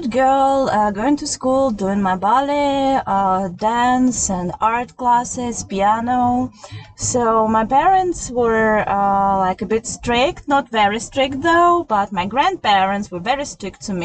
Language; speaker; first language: English; non-native, fluent; Russian